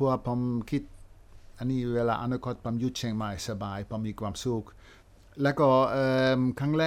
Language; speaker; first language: Thai; non-native, fluent; Dutch